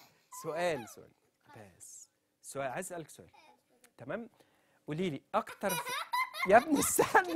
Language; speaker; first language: Arabic; native; Arabic